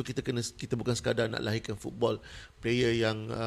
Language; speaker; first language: Malay; native; Malay